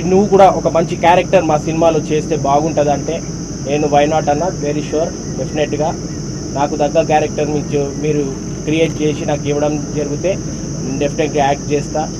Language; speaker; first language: Telugu; native; Telugu